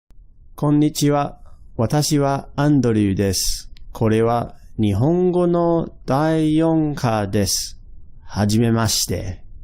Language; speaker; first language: Japanese; non-native, fluent; English